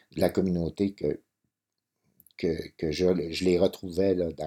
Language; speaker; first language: French; native; French